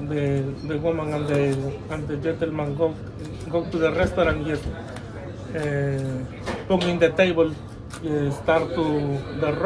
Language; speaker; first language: English; non-native, learner; Spanish